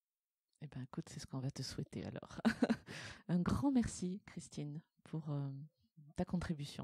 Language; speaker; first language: French; native; French